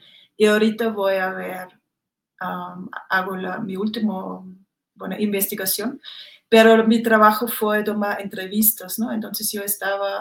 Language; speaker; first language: Spanish; non-native, fluent; German